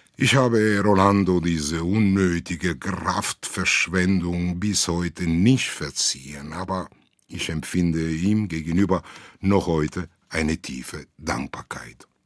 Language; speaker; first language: German; non-native, fluent; Italian